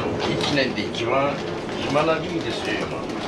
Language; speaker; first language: Japanese; native; Japanese